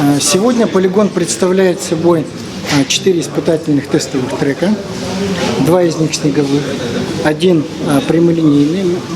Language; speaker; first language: Russian; native; Russian